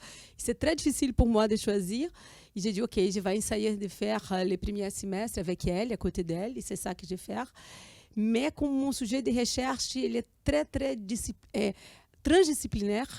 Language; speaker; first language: French; non-native, fluent; Portuguese